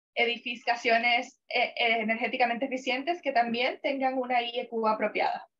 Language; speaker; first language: Spanish; non-native, fluent; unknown